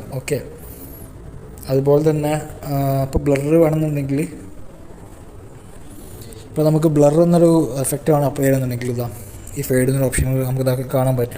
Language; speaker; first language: Malayalam; native; Malayalam